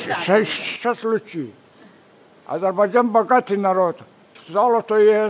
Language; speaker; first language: Russian; non-native, local second language; Azerbaijani